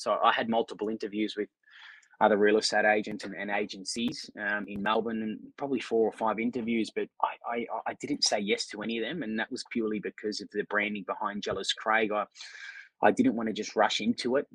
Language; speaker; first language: English; native; English